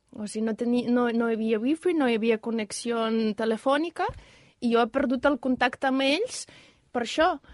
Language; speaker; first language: Catalan; non-native, fluent; Ukrainian